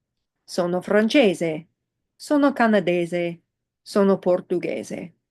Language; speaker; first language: Italian; non-native, fluent; English